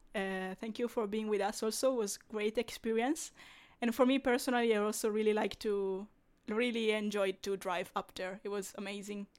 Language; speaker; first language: English; non-native, fluent; Italian